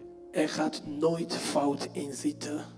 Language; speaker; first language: Dutch; non-native, fluent; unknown